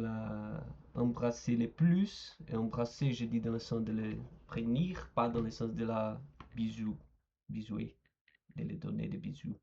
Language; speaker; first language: French; non-native, learner; Portuguese